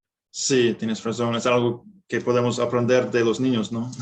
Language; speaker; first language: Spanish; non-native, fluent; English